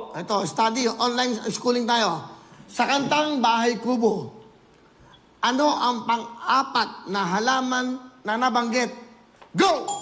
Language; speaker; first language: Filipino; native; Filipino